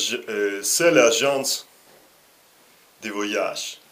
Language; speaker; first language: French; non-native, learner; Russian